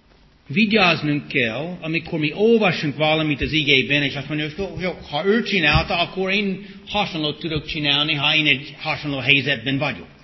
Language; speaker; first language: Hungarian; non-native, fluent; English